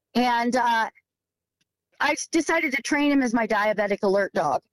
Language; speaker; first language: English; native; English